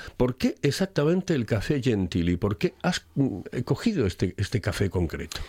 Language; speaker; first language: Spanish; native; Spanish